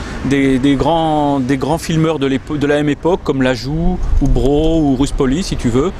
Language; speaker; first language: French; native; French